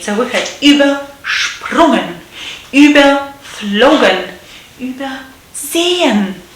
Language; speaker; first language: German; non-native, fluent; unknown